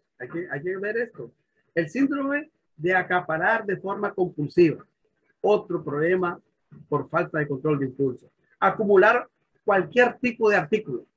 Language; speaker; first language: Spanish; native; Spanish